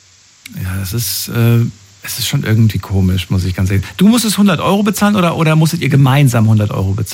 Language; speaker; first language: German; native; German